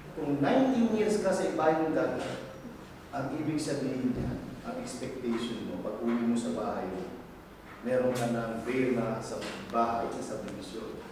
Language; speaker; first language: Filipino; native; Filipino